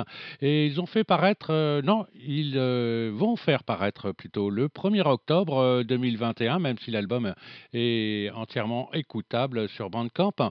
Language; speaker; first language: French; native; French